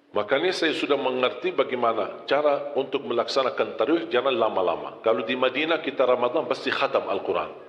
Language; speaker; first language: Malay; non-native, fluent; Arabic